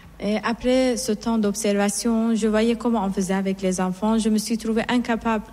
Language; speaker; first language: French; non-native, fluent; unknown